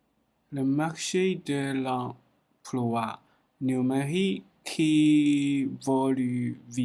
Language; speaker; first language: French; non-native, learner; Chinese